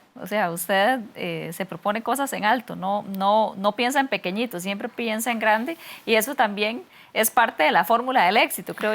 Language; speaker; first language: Spanish; native; Spanish